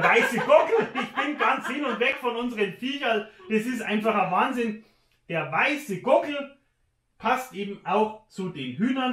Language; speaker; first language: German; native; German